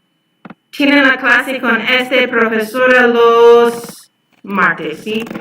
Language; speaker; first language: Spanish; non-native, fluent; English